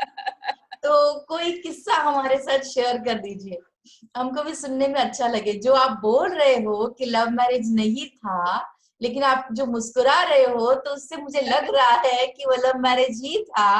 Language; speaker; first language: Hindi; native; Hindi